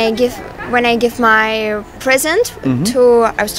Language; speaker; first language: English; non-native, learner; Russian